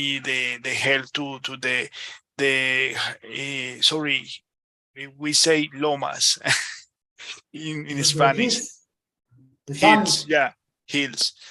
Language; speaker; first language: English; non-native, learner; Spanish